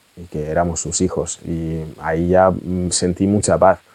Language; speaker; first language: Spanish; early bilingual, other home language; Russian